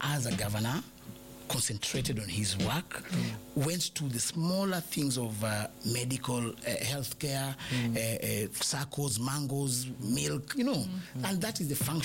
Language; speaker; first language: English; non-native, local second language; Luyia